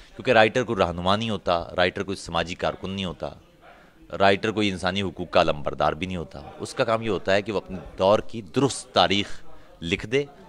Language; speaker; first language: Urdu; non-native, local second language; Punjabi